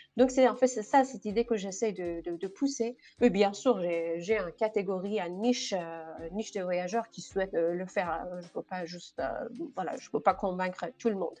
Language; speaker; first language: French; non-native, fluent; Persian